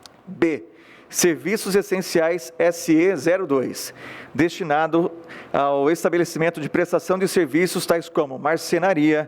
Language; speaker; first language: Portuguese; native; Portuguese